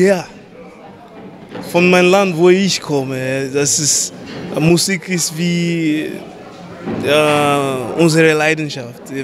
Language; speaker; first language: German; non-native, fluent; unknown